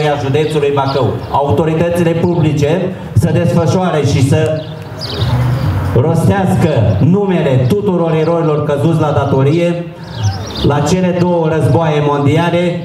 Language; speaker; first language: Romanian; native; Romanian